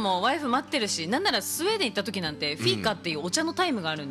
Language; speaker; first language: Japanese; native; Japanese